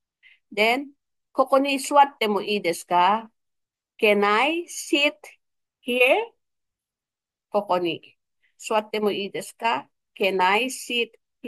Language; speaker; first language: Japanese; non-native, fluent; Filipino